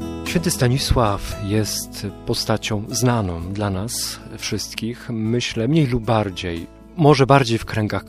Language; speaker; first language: Polish; native; Polish